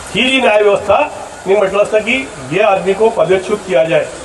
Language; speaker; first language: Hindi; non-native, local second language; Marathi